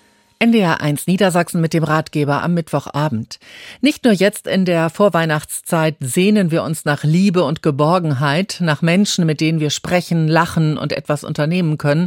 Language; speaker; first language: German; native; German